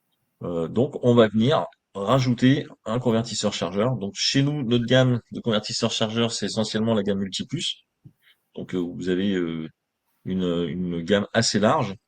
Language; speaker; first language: French; native; French